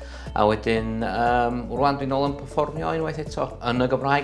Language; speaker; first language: Welsh; non-native, local second language; English